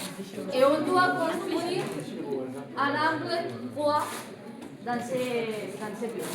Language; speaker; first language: French; non-native, fluent; Spanish